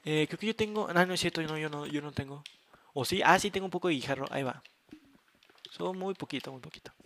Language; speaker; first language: Spanish; native; Spanish